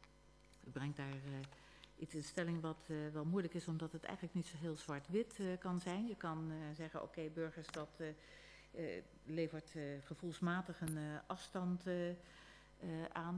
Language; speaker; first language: Dutch; native; Dutch